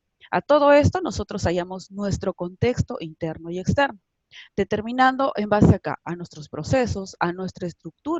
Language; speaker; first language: Spanish; native; Spanish